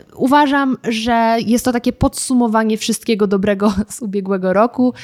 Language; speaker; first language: Polish; native; Polish